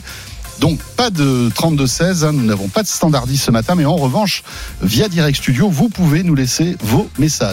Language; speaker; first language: French; native; French